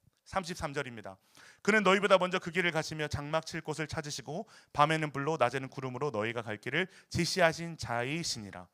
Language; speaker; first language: Korean; native; Korean